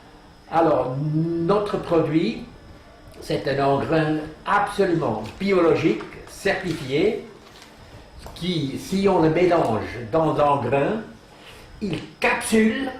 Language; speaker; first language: French; non-native, fluent; German